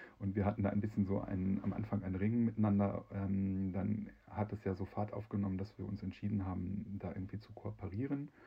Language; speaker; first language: German; native; German